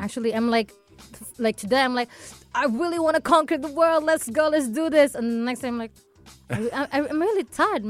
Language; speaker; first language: English; non-native, local second language; Cebuano